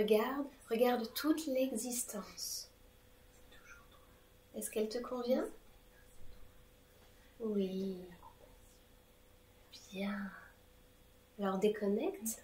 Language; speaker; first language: French; native; French